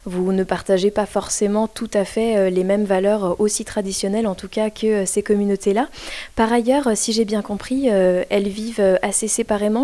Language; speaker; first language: French; native; French